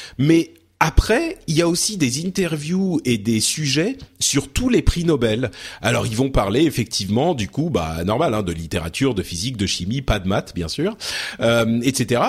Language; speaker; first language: French; early bilingual, other home language; Arabic